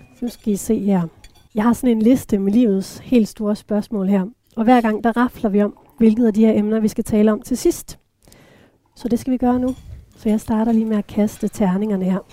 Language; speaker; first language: Danish; native; Danish